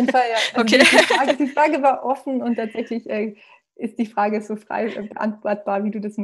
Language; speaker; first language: German; native; German